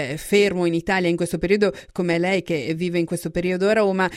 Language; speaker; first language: Italian; native; Italian